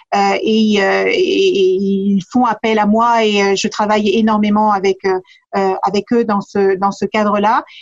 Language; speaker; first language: French; early bilingual, other home language; Kabuverdianu